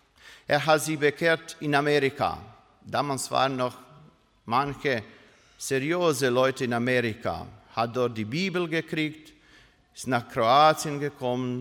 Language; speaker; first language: German; non-native, learner; Croatian